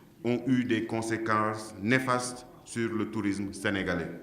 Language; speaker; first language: French; non-native, local second language; Wolof